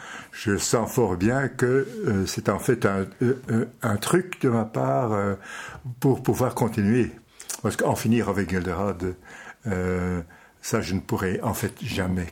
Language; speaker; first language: French; native; French